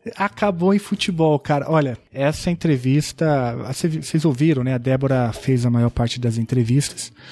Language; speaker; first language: Portuguese; native; Portuguese